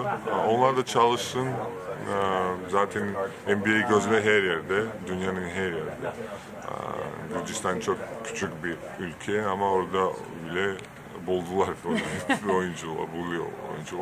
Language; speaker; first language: Turkish; non-native, fluent; Georgian